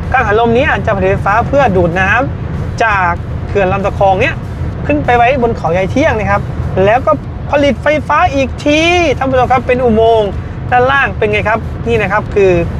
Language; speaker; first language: Thai; native; Thai